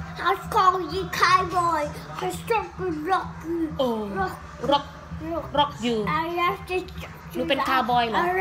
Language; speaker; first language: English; non-native, learner; Thai